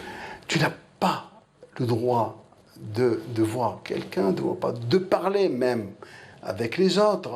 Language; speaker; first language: French; non-native, local second language; Arabic